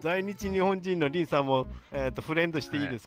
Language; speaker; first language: Japanese; native; Japanese